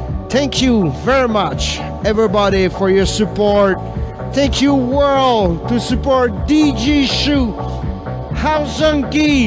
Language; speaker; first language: English; non-native, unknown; French